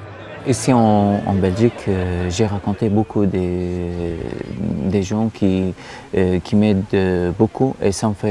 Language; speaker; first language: French; non-native, learner; Arabic